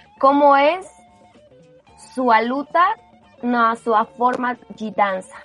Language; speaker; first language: Portuguese; non-native, learner; Spanish